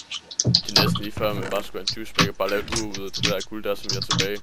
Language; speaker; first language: Danish; native; Danish